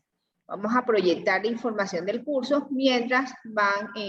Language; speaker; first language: Spanish; native; Spanish